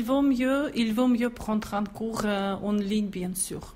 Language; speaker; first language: French; non-native, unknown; Russian